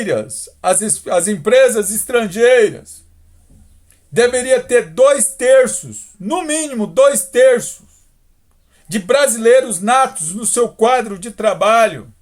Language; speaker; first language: Portuguese; native; Portuguese